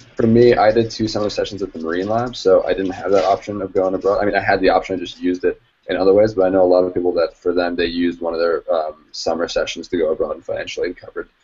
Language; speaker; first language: English; native; English